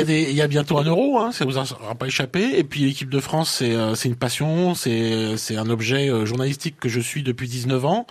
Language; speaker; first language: French; native; French